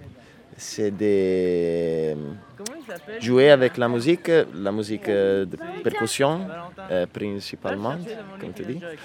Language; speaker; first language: French; non-native, learner; Italian